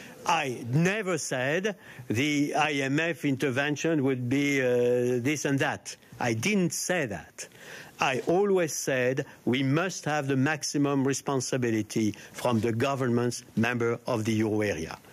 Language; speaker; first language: English; non-native, fluent; French